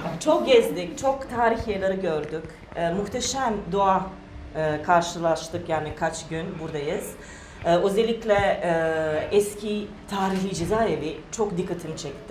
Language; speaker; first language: Turkish; non-native, fluent; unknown